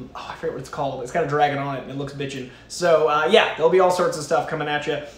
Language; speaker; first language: English; native; English